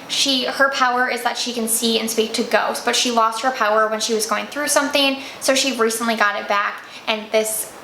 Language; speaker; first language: English; native; English